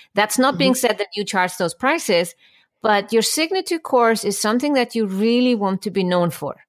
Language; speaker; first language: English; non-native, fluent; Icelandic